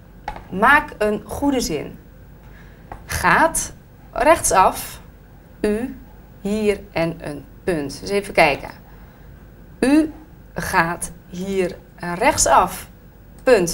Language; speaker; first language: Dutch; native; Dutch